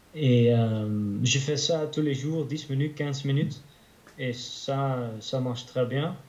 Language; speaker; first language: French; non-native, learner; Dutch